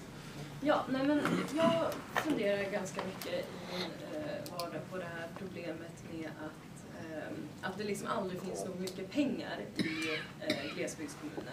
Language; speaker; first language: Swedish; native; Swedish